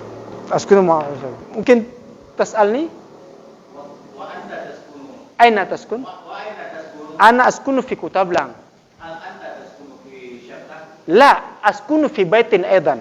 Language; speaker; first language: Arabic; non-native, fluent; Indonesian